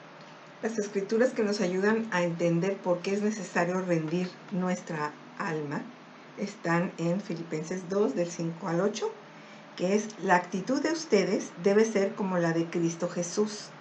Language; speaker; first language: Spanish; native; Spanish